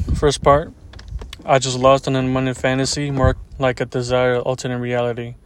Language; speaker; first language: English; early bilingual, other home language; Spanish